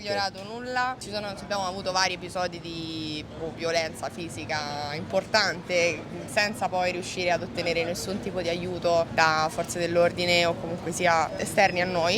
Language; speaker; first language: Italian; native; Italian